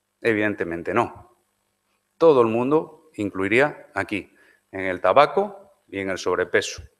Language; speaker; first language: Spanish; non-native, local second language; Galician